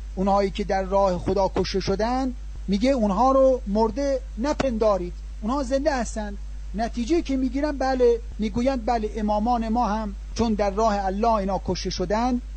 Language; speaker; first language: Persian; native; Persian